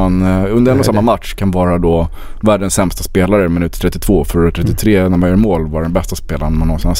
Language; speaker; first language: Swedish; native; Swedish